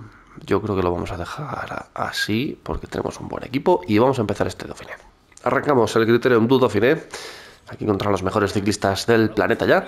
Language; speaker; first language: Spanish; native; Spanish